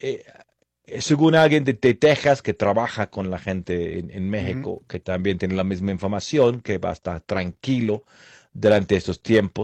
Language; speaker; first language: Spanish; non-native, fluent; English